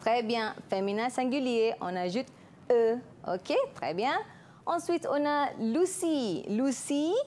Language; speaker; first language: French; non-native, fluent; Malay